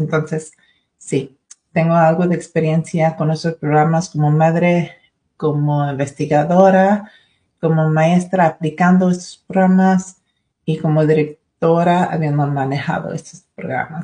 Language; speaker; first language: Spanish; early bilingual, other home language; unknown